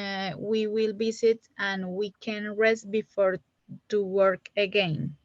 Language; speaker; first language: English; non-native, learner; Spanish